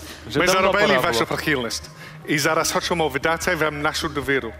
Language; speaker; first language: Ukrainian; non-native, learner; English